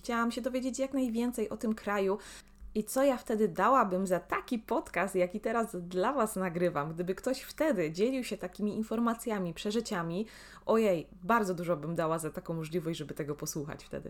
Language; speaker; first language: Polish; native; Polish